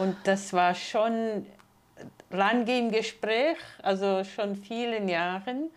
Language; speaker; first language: German; non-native, fluent; Georgian